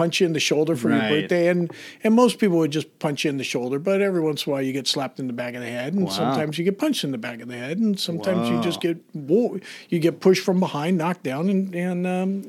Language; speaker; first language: English; native; English